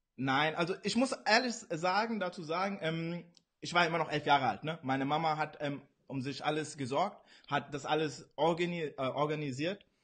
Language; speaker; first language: German; early bilingual, other home language; Urdu